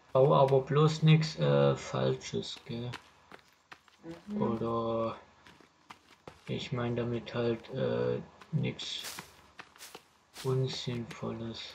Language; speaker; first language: German; native; German